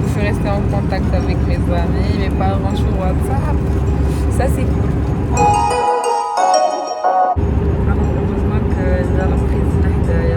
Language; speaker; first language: French; non-native, local second language; Arabic